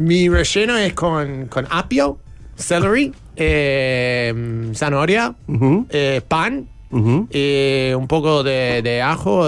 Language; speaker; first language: Spanish; non-native, fluent; English